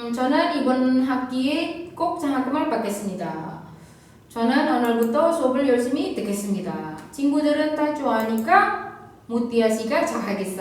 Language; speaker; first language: Korean; non-native, fluent; Indonesian